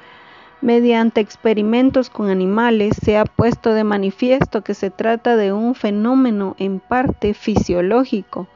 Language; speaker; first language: Spanish; native; Spanish